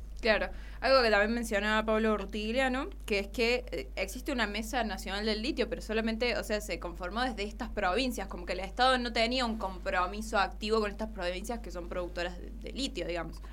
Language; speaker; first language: Spanish; native; Spanish